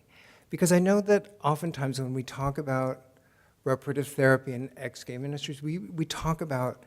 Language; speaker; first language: English; native; English